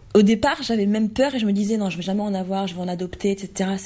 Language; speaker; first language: French; native; French